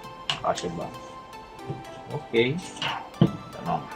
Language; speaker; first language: Filipino; native; Filipino